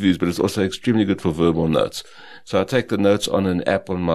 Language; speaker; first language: English; native; English